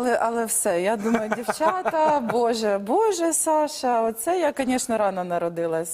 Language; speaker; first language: Ukrainian; native; Ukrainian